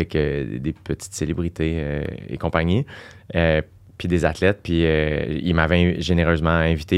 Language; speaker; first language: French; native; French